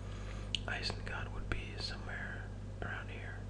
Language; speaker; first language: English; non-native, fluent; Danish